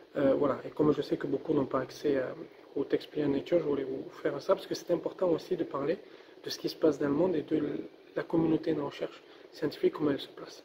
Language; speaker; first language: French; native; French